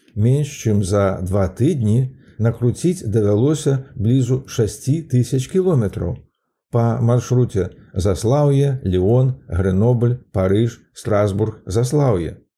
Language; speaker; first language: Belarusian; native; Belarusian